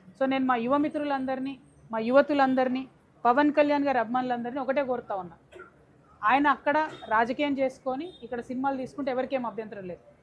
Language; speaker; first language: Telugu; native; Telugu